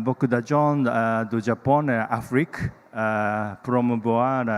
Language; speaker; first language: French; non-native, learner; Japanese